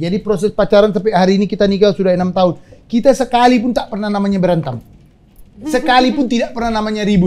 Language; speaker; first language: Indonesian; native; Indonesian